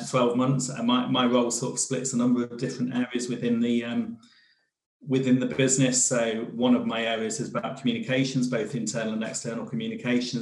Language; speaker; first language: English; native; English